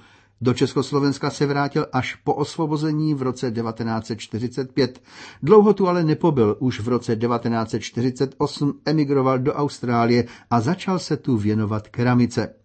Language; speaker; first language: Czech; native; Czech